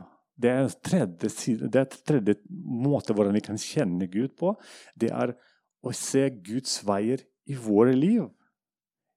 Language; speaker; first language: Norwegian; non-native, fluent; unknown